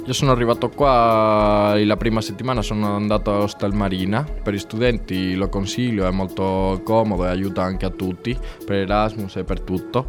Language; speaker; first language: Italian; non-native, learner; Spanish